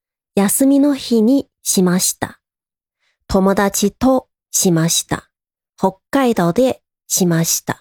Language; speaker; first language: Japanese; non-native, fluent; Chinese